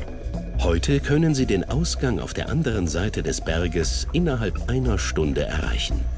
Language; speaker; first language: German; native; German